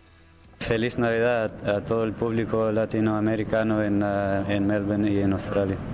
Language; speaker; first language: Spanish; early bilingual, heritage; English